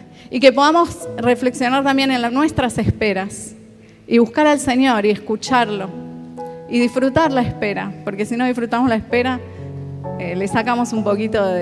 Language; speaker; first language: Spanish; native; Spanish